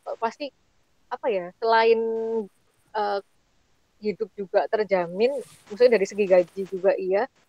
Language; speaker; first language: Indonesian; native; Indonesian